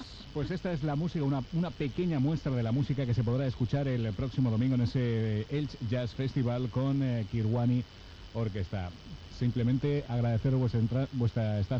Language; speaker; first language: Spanish; native; Spanish